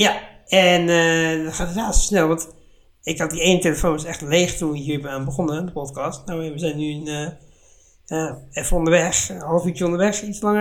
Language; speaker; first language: Dutch; native; Dutch